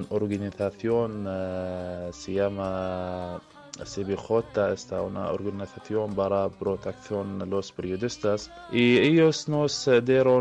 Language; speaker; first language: Spanish; early bilingual, other home language; Arabic